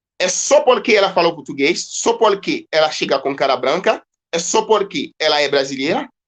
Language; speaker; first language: Portuguese; non-native, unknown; Haitian Creole